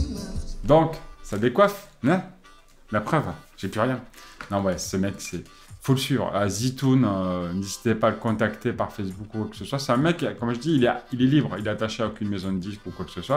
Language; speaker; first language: French; native; French